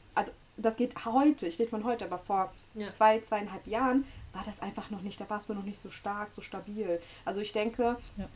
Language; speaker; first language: German; native; German